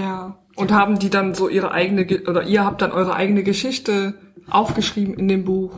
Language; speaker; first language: German; native; German